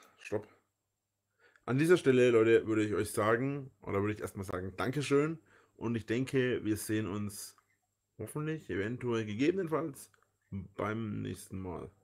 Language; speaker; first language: German; native; German